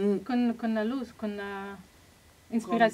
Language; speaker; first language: Spanish; non-native, fluent; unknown